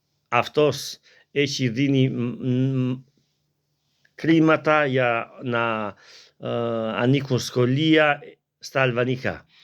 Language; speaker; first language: Greek; non-native, learner; Albanian